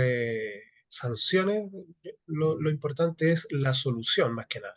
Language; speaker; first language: Spanish; native; Spanish